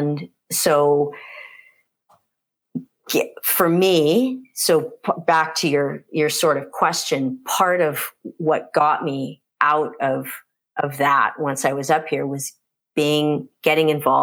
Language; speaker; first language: English; native; English